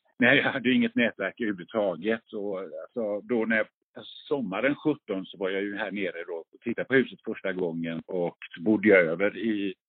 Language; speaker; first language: Swedish; early bilingual, other home language; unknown